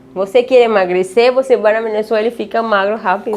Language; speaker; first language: Portuguese; non-native, learner; Spanish